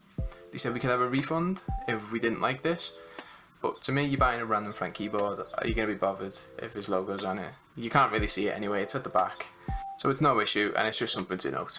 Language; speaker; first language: English; native; English